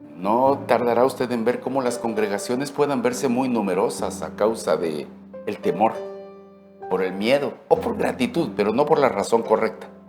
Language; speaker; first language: Spanish; native; Spanish